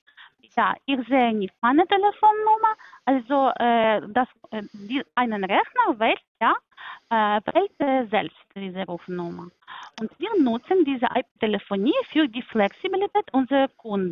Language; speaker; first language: German; non-native, learner; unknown